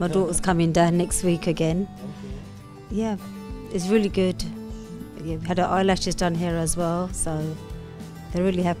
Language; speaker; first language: English; native; English